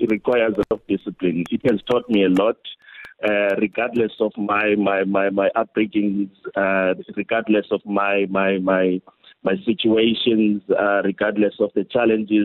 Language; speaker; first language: English; non-native, local second language; Xhosa